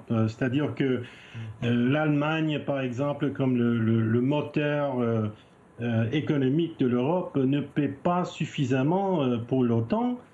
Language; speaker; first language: French; non-native, fluent; English